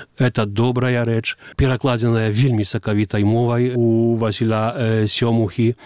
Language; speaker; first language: Belarusian; non-native, fluent; Ukrainian